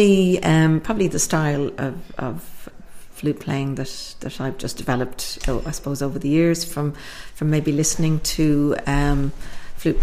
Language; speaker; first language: English; native; English